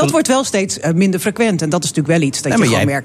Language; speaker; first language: Dutch; native; Dutch